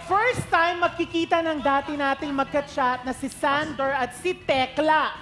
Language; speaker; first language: Filipino; native; Filipino